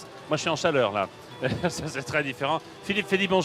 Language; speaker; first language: French; native; French